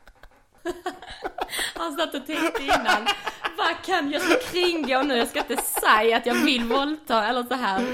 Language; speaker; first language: Swedish; native; Swedish